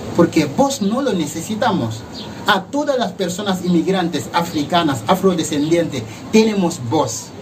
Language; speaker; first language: Spanish; non-native, fluent; Wolof